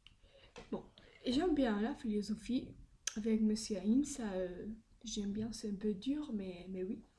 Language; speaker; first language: French; non-native, learner; Spanish